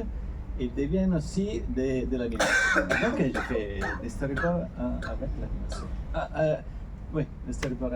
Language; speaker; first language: French; non-native, learner; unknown